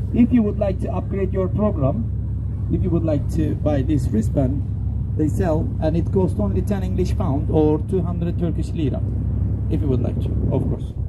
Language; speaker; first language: English; non-native, fluent; Turkish